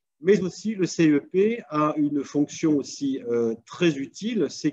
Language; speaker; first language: French; native; French